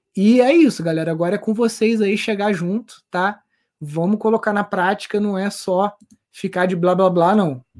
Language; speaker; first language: Portuguese; native; Portuguese